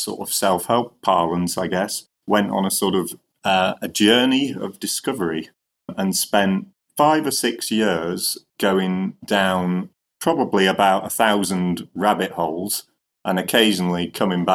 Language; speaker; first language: English; native; English